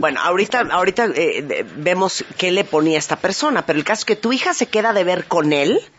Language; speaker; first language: Spanish; native; Spanish